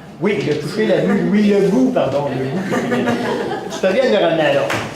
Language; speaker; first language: French; native; French